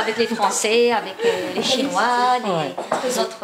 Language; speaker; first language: French; non-native, learner; Chinese